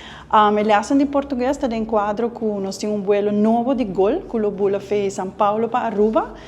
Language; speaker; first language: Portuguese; non-native, learner; Papiamento